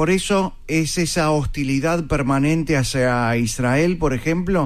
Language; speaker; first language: Spanish; native; Spanish